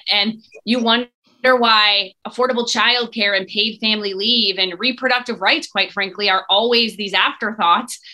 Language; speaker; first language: English; native; English